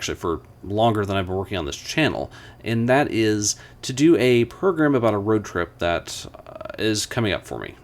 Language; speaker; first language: English; native; English